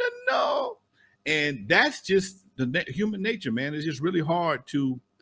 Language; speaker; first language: English; native; English